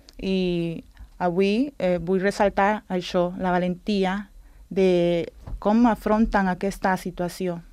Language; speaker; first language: Catalan; non-native, learner; Spanish